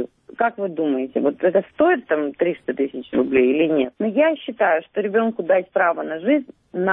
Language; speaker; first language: Russian; native; Russian